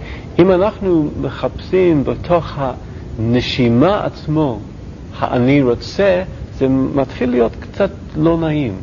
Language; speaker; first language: Hebrew; non-native, learner; English